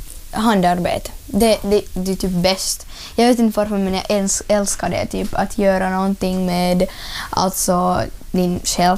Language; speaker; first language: Swedish; non-native, learner; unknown